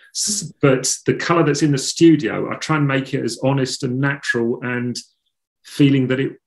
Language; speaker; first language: English; native; English